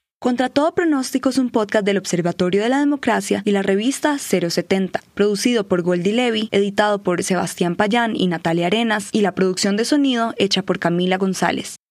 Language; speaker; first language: Spanish; native; Spanish